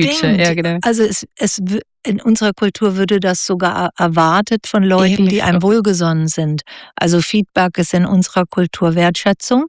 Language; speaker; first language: German; native; German